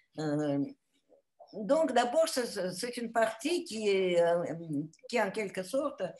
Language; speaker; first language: French; non-native, fluent; Russian